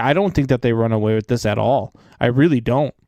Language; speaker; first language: English; native; English